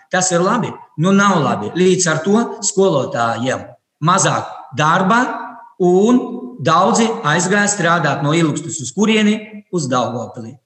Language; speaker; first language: Latvian; non-native, local second language; Russian